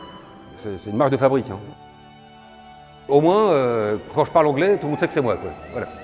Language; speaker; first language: French; native; French